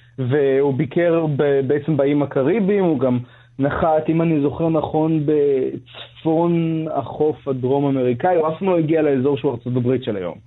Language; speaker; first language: Hebrew; native; Hebrew